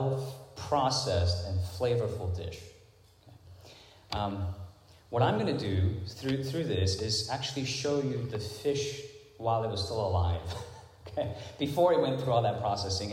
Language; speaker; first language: English; non-native, local second language; Cantonese